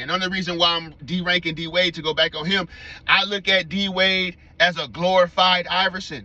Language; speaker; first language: English; native; English